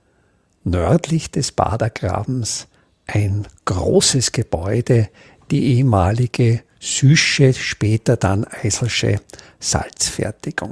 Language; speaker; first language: German; native; German